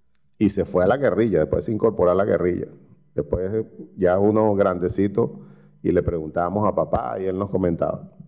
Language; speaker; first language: Spanish; native; Spanish